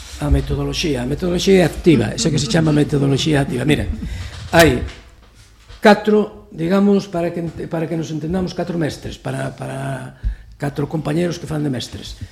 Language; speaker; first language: Galician; non-native, local second language; Spanish